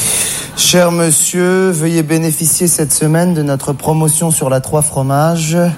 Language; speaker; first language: French; native; French